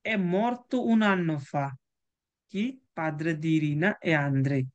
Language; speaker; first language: Italian; non-native, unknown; Bangla